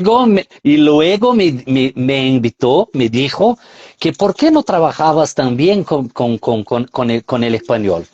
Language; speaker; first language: Spanish; non-native, fluent; Portuguese